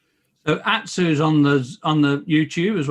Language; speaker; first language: English; native; English